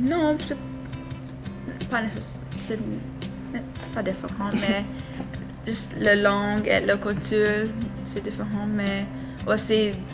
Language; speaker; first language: French; non-native, learner; English